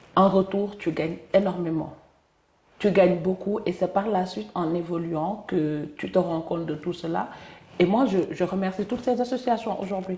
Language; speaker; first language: French; non-native, local second language; Wolof